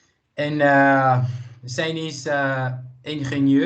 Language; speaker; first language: Dutch; non-native, learner; Portuguese